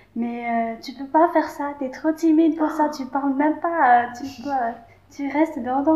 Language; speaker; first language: French; non-native, local second language; Malagasy